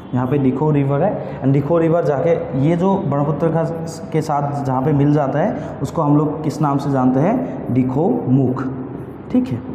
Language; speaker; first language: Hindi; non-native, local second language; Assamese